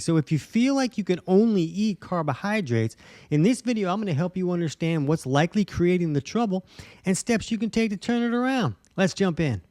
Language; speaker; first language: English; native; English